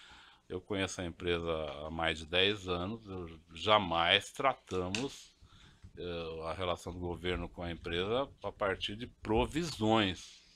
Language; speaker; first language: Portuguese; native; Portuguese